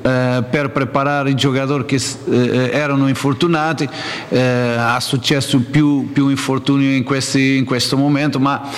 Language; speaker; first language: Italian; non-native, learner; Portuguese